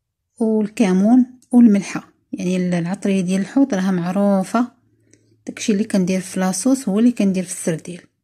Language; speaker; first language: Arabic; native; Arabic